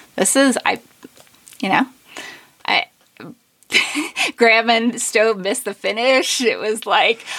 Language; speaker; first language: English; native; English